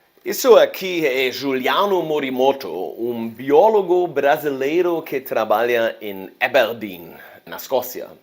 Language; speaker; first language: Portuguese; non-native, fluent; German